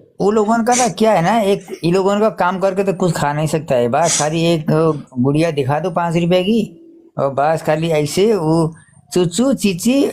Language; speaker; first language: Hindi; non-native, fluent; Nepali